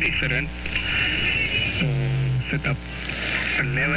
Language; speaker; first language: English; non-native, learner; Spanish